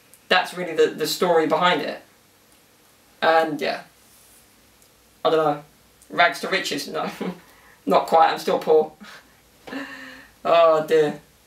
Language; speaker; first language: English; early bilingual, other home language; Italian